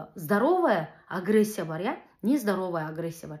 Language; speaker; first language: Russian; non-native, local second language; Kazakh